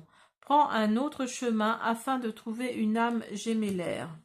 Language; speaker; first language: French; native; French